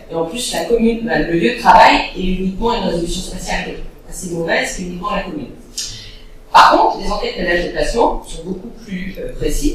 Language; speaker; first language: French; native; French